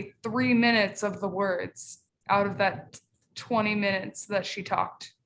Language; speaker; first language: English; native; English